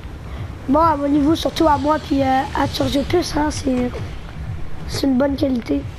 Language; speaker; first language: French; native; French